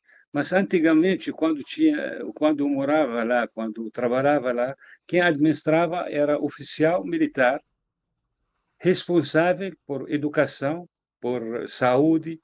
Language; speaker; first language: Portuguese; non-native, fluent; Arabic